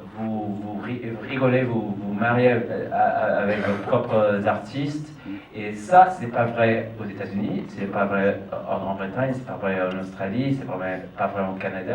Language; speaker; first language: French; non-native, fluent; English